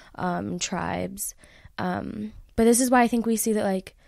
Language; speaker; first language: English; native; English